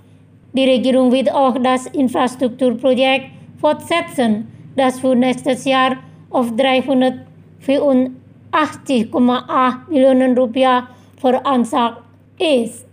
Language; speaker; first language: German; non-native, fluent; Indonesian